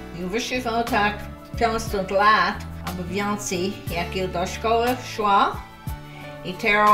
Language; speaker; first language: Polish; early bilingual, heritage; Polish